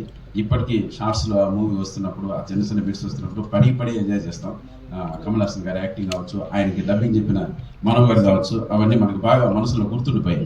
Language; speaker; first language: Telugu; native; Telugu